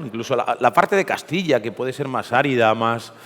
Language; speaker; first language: Spanish; native; Spanish